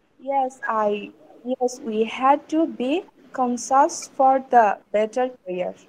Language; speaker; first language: English; non-native, learner; Bangla